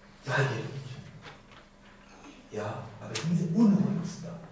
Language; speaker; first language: German; non-native, learner; Persian